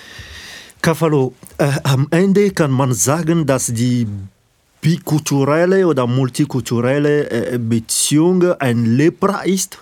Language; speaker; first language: German; non-native, fluent; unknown